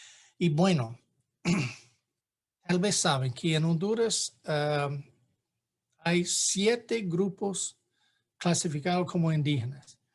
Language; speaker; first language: Spanish; non-native, fluent; English